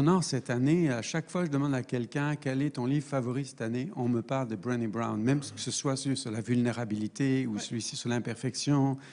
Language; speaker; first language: French; native; French